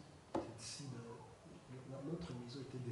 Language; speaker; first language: French; non-native, learner; Kinyarwanda